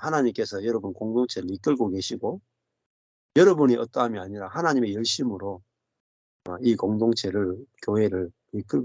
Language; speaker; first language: Korean; native; Korean